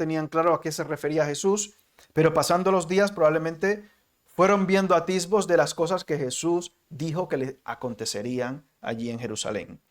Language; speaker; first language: Spanish; native; Spanish